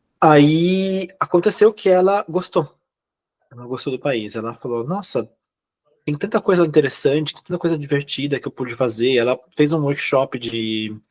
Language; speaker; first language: Portuguese; native; Portuguese